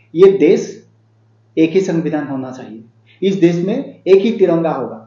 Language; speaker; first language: Hindi; non-native, local second language; Assamese